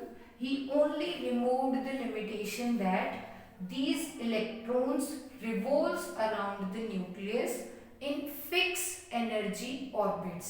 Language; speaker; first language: English; non-native, local second language; Hindi